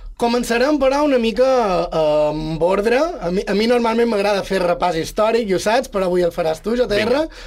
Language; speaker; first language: Catalan; native; Catalan